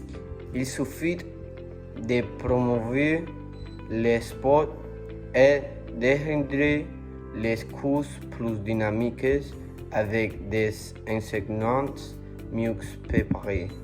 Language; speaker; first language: French; non-native, learner; Spanish